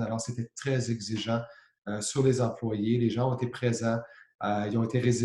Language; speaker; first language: French; native; French